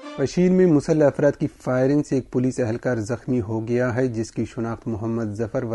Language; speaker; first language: Urdu; non-native, local second language; Baluchi